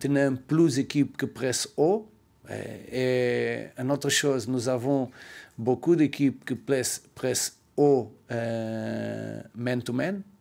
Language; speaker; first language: French; non-native, learner; Portuguese